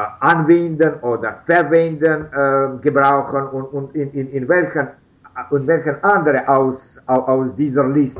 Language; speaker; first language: German; non-native, learner; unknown